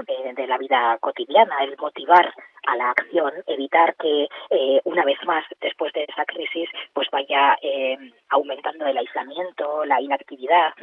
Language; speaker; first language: Spanish; native; Spanish